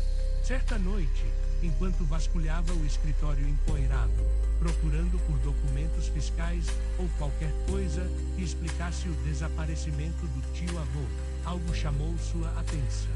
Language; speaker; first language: Portuguese; native; Portuguese